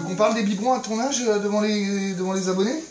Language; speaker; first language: French; native; French